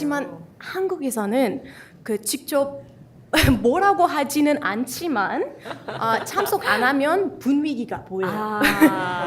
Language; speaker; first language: Korean; non-native, fluent; Spanish